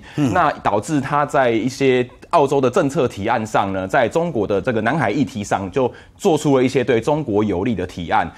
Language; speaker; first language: Chinese; native; Chinese